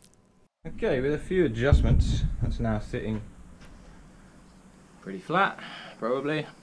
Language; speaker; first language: English; native; English